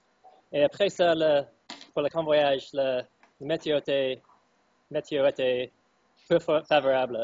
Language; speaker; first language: French; non-native, fluent; English